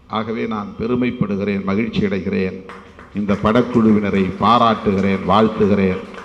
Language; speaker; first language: Tamil; native; Tamil